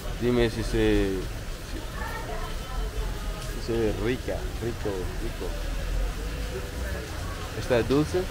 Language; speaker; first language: Spanish; non-native, learner; English